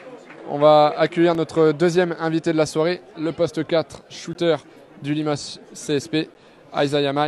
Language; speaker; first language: French; native; French